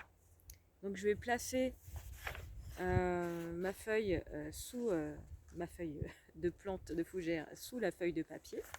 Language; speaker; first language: French; native; French